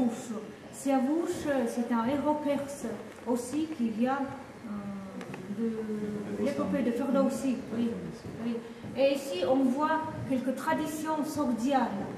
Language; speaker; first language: French; non-native, fluent; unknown